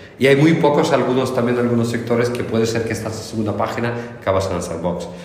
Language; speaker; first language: Spanish; non-native, fluent; Russian